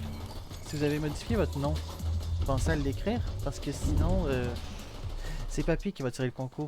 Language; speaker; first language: French; native; French